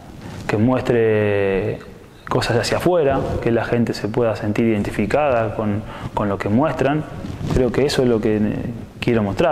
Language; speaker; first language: Spanish; native; Spanish